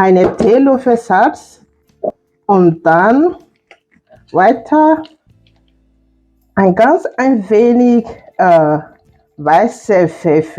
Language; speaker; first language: German; non-native, fluent; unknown